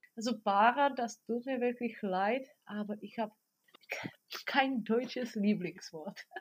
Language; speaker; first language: German; non-native, fluent; Czech